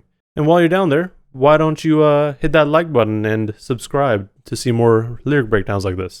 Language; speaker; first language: English; native; English